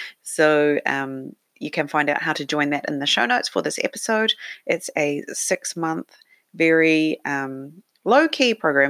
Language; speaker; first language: English; native; English